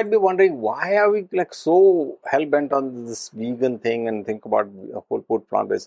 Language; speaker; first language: English; non-native, local second language; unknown